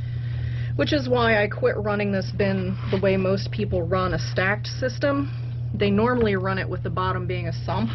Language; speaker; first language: English; native; English